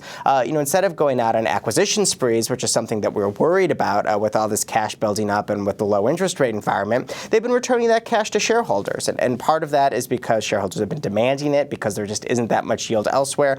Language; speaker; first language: English; native; English